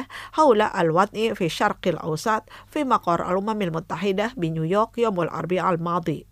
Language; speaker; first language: Arabic; non-native, fluent; Indonesian